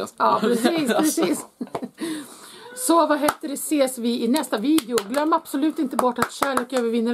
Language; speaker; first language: Swedish; native; Swedish